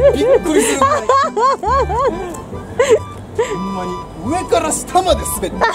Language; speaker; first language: Japanese; native; Japanese